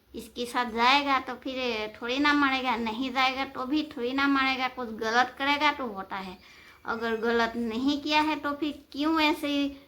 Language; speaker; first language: Hindi; non-native, local second language; Gujarati